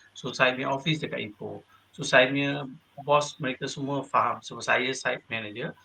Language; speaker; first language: Malay; non-native, local second language; Tamil